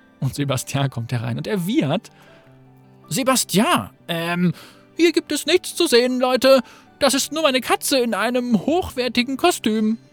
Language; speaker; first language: German; native; German